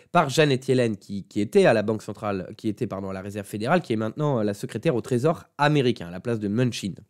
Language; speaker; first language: French; native; French